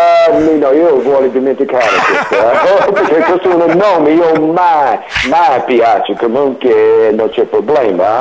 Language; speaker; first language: Italian; non-native, learner; English